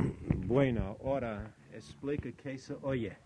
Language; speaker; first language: Spanish; non-native, fluent; English